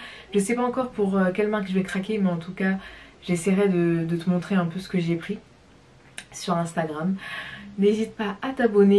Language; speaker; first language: French; native; French